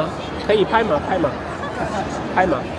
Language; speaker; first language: Chinese; non-native, fluent; English